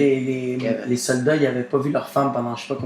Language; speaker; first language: French; native; French